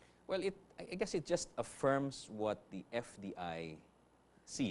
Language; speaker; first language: English; non-native, local second language; Filipino